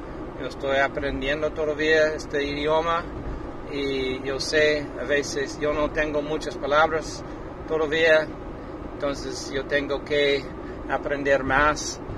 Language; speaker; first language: Spanish; non-native, learner; English